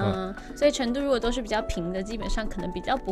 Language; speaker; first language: Chinese; native; Chinese